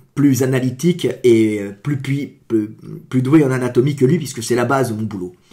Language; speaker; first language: French; native; French